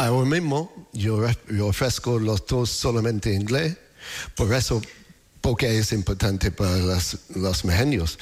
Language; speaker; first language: Spanish; non-native, fluent; English